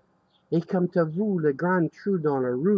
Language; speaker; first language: French; non-native, learner; English